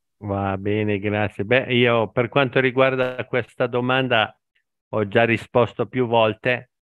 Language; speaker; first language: Italian; native; Italian